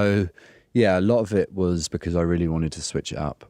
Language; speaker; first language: English; native; English